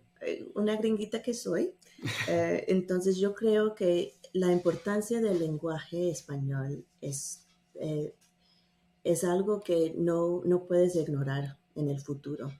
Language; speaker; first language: Spanish; non-native, fluent; English